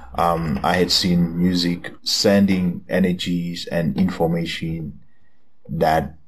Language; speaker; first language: English; non-native, local second language; Swati